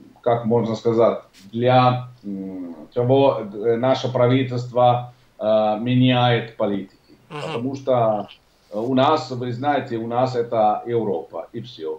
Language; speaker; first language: Russian; non-native, learner; Italian